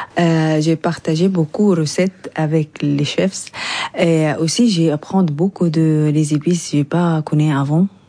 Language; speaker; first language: French; non-native, learner; Arabic